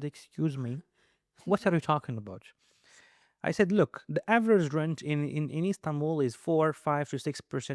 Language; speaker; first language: English; non-native, fluent; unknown